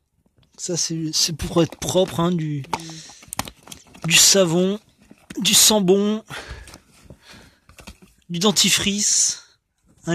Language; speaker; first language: French; native; French